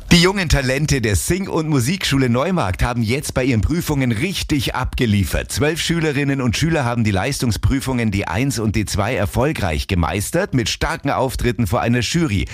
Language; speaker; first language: German; native; German